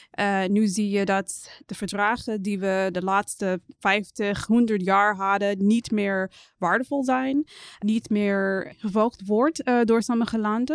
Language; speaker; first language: Dutch; non-native, fluent; English